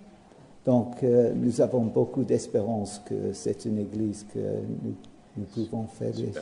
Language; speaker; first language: French; non-native, learner; English